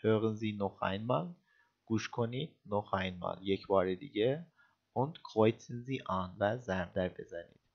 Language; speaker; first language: German; non-native, fluent; Persian